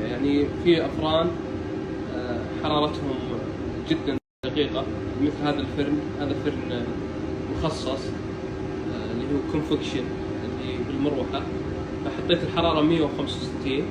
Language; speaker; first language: Arabic; native; Arabic